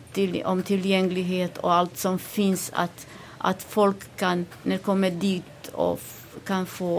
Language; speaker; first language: Swedish; non-native, fluent; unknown